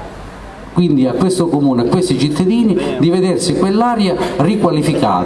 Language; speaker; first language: Italian; native; Italian